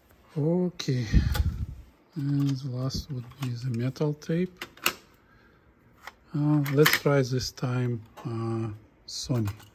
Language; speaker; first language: English; non-native, fluent; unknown